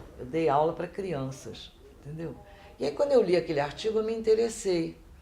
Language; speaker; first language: Portuguese; native; Portuguese